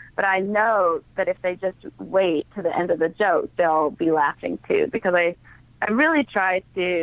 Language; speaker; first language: English; native; English